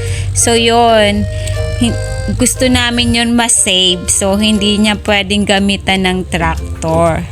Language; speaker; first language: Filipino; native; Filipino